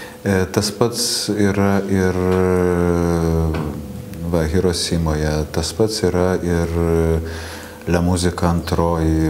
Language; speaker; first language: Lithuanian; native; Lithuanian